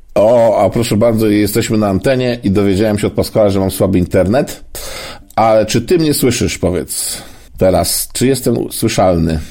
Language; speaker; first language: Polish; native; Polish